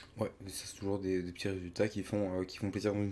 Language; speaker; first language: French; native; French